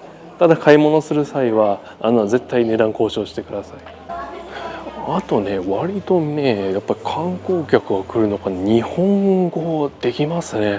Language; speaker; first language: Japanese; native; Japanese